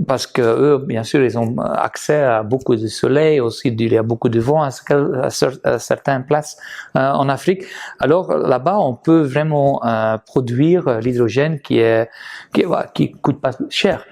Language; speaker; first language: French; non-native, local second language; Dutch